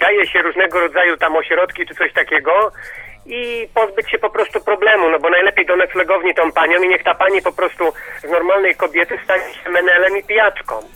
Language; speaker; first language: Polish; native; Polish